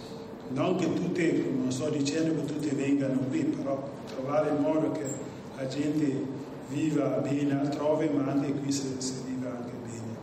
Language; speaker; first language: Italian; non-native, fluent; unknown